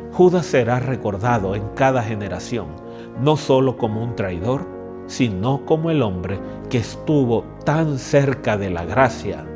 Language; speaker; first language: Spanish; native; Spanish